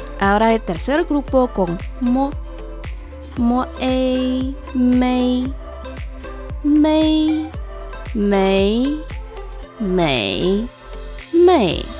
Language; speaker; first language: Spanish; non-native, fluent; Chinese